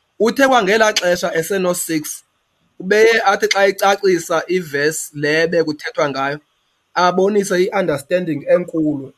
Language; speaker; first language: Xhosa; native; Xhosa